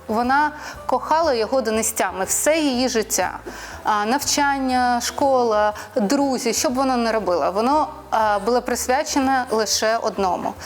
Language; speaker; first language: Ukrainian; non-native, local second language; Russian